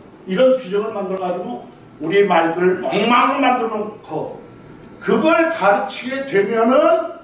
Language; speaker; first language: Korean; native; Korean